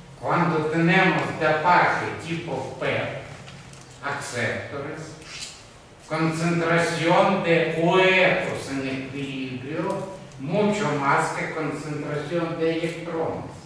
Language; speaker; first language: Spanish; non-native, fluent; Russian